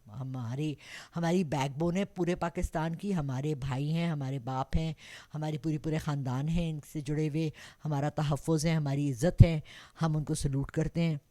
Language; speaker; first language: Urdu; non-native, local second language; Pashto